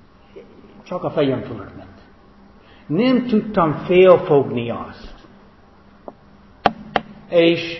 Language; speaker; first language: Hungarian; non-native, fluent; English